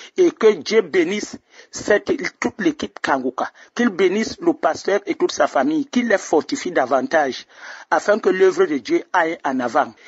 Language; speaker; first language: French; non-native, local second language; Rundi